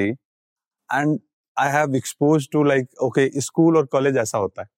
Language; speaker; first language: English; non-native, local second language; Bhojpuri